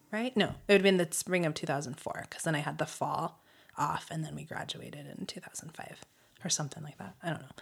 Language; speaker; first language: English; native; English